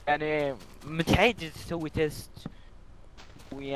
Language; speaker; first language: Arabic; native; Arabic